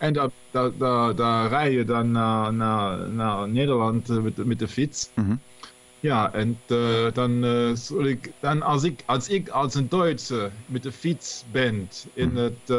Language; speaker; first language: Dutch; non-native, learner; German